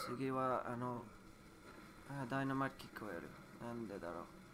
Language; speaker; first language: Japanese; non-native, learner; English